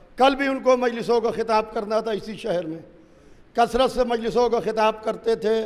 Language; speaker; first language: Urdu; native; Urdu